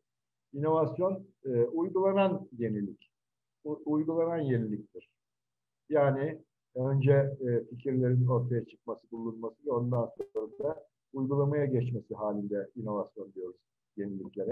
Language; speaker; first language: Turkish; native; Turkish